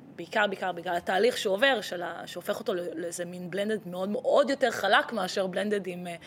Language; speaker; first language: Hebrew; early bilingual, other home language; Russian